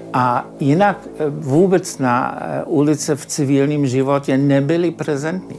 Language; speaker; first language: Czech; non-native, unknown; German